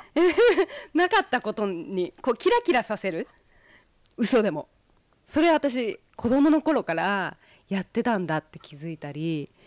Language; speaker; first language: Japanese; early bilingual, heritage; Japanese